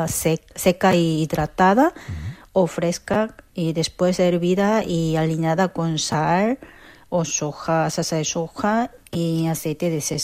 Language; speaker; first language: Spanish; non-native, fluent; Korean